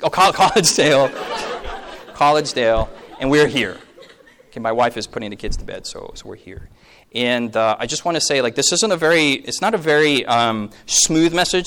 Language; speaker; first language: English; early bilingual, other home language; Korean